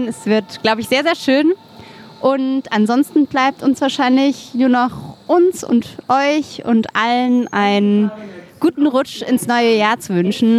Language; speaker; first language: German; native; German